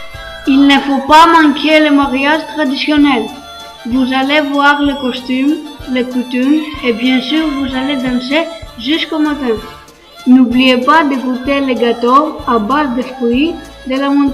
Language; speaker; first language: French; non-native, learner; Greek